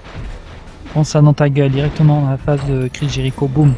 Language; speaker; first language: French; native; French